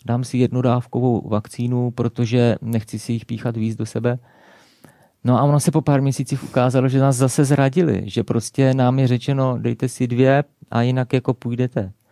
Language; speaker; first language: Czech; native; Czech